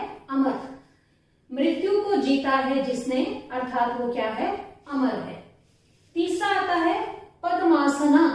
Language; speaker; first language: Hindi; native; Hindi